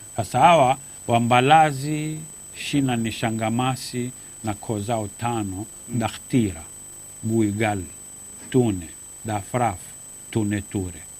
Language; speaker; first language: Swahili; native; Swahili